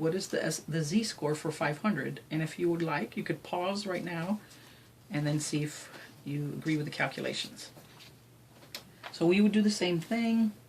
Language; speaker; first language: English; native; English